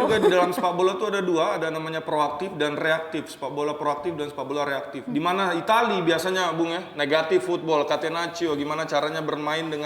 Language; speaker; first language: Indonesian; native; Indonesian